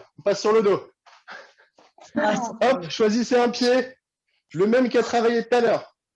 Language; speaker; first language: French; native; French